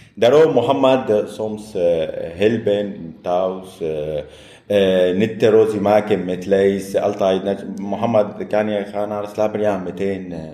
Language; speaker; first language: Dutch; non-native, learner; Arabic